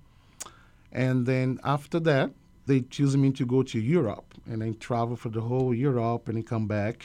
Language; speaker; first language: English; non-native, learner; Portuguese